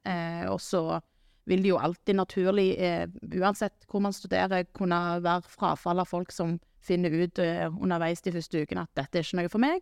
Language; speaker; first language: Norwegian; native; Norwegian